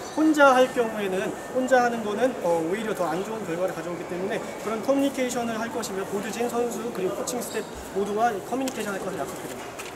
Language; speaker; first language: Korean; native; Korean